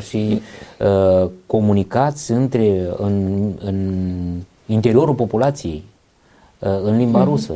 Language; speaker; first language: Romanian; native; Romanian